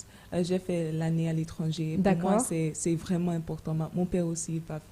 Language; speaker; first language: French; non-native, fluent; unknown